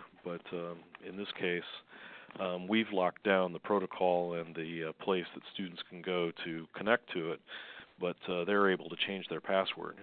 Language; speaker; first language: English; native; English